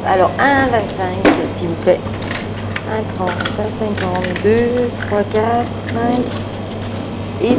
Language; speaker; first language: French; native; French